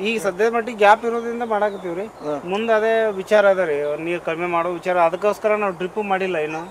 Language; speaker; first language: Kannada; native; Kannada